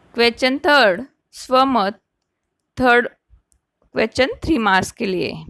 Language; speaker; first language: Hindi; non-native, local second language; Marathi